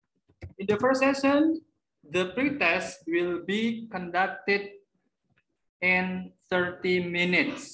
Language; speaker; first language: English; non-native, learner; Indonesian